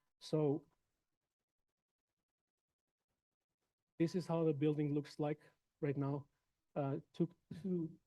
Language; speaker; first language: English; non-native, fluent; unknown